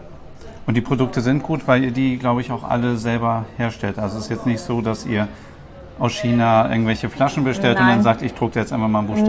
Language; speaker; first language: German; native; German